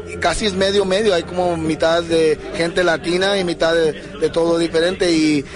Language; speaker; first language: Spanish; early bilingual, heritage; English